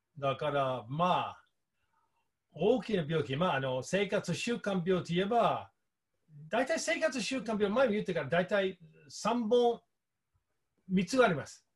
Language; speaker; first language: Japanese; non-native, fluent; English